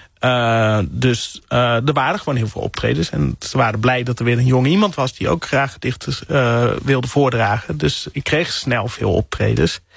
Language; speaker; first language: Dutch; native; Dutch